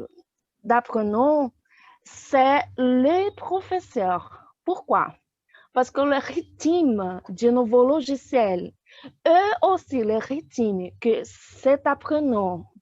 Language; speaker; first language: French; non-native, fluent; Portuguese